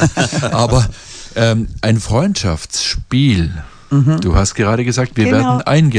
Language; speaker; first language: German; native; German